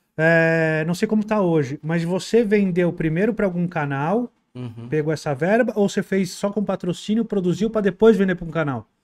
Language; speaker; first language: Portuguese; native; Portuguese